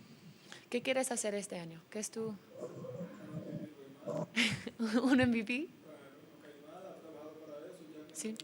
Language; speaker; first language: Spanish; early bilingual, heritage; English